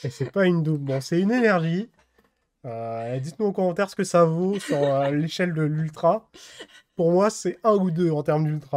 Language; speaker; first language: French; native; French